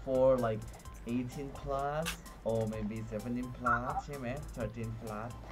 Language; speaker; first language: English; non-native, fluent; Indonesian